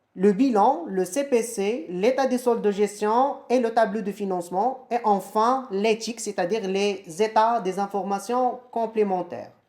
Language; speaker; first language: French; non-native, local second language; Arabic